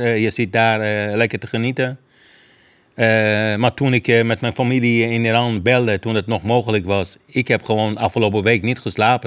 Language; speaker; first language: Dutch; non-native, fluent; Persian